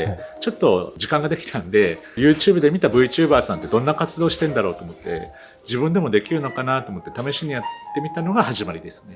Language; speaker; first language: Japanese; native; Japanese